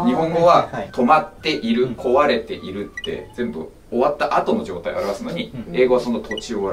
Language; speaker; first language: Japanese; native; Japanese